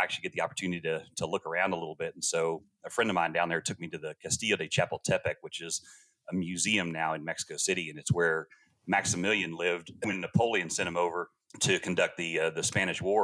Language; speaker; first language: English; native; English